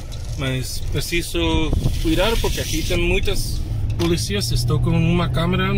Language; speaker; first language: Portuguese; non-native, learner; English